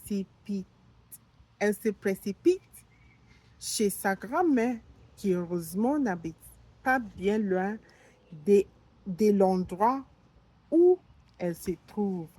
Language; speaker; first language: French; non-native, learner; English